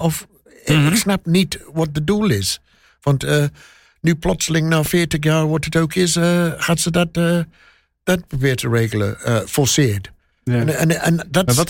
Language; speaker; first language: Dutch; non-native, learner; English